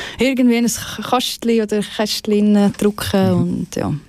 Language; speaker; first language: German; native; German